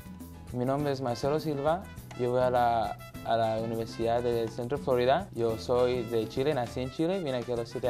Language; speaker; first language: Spanish; early bilingual, other home language; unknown